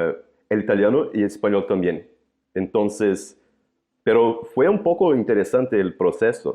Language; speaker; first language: Spanish; non-native, fluent; Portuguese